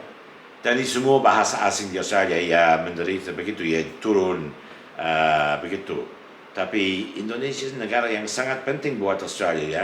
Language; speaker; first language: Indonesian; non-native, fluent; English